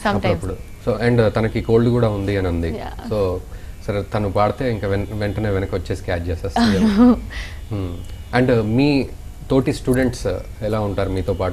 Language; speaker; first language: Telugu; native; Telugu